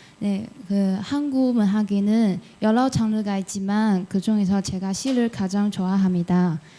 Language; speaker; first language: Korean; non-native, fluent; Chinese